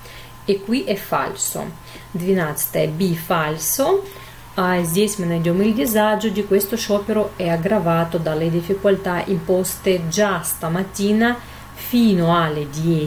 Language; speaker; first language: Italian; non-native, fluent; Russian